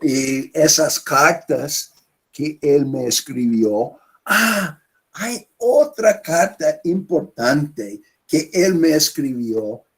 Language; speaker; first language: Spanish; non-native, fluent; English